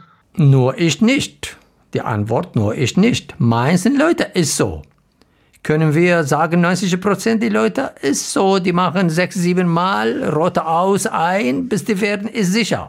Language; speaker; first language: German; non-native, learner; Arabic